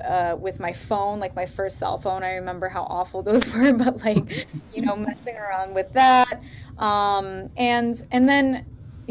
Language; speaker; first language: English; native; English